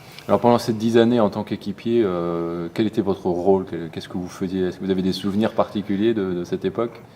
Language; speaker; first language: French; native; French